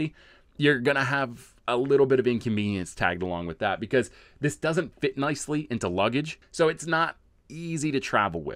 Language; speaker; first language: English; native; English